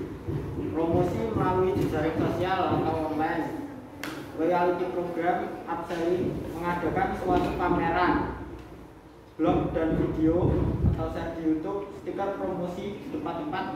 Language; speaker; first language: Indonesian; native; Indonesian